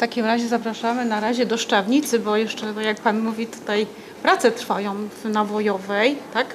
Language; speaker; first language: Polish; native; Polish